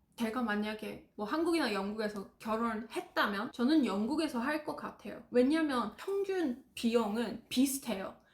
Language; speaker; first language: Korean; non-native, fluent; English